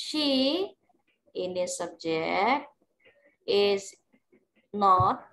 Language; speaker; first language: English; non-native, fluent; Indonesian